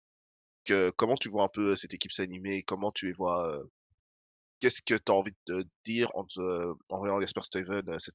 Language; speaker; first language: French; native; French